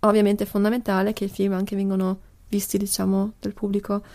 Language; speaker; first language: Italian; non-native, local second language; German